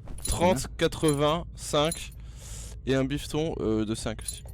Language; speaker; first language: French; native; French